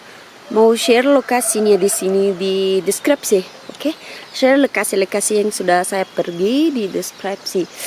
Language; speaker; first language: Indonesian; non-native, learner; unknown